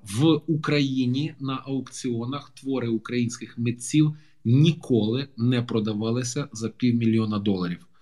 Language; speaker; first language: Ukrainian; non-native, local second language; Russian